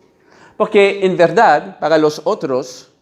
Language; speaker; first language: Spanish; non-native, learner; French